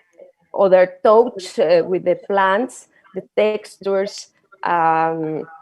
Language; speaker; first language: English; non-native, learner; Spanish